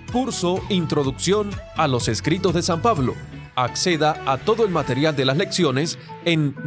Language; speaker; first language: Spanish; native; Spanish